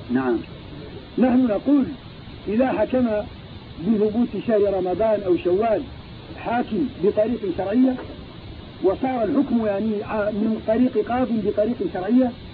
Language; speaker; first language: Arabic; native; Arabic